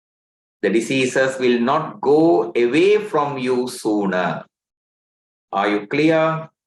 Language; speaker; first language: English; non-native, local second language; Tamil